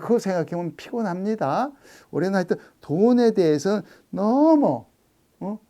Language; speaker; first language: Korean; native; Korean